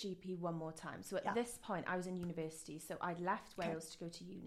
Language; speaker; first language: English; non-native, local second language; Welsh